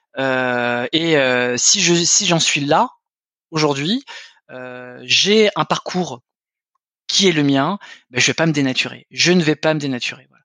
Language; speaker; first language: French; native; French